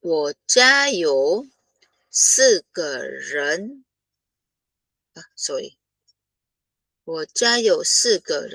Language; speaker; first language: Chinese; non-native, fluent; Filipino